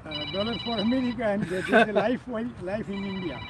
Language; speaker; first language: English; non-native, learner; Gujarati